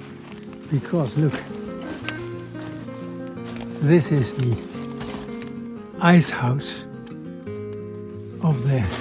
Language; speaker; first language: English; non-native, fluent; Dutch